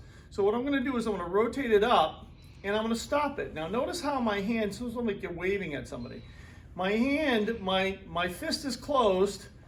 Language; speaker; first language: English; native; English